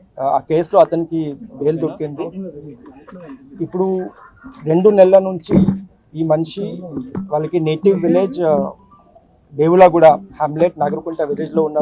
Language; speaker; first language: Telugu; non-native, fluent; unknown